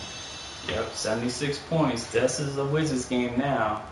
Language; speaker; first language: English; native; English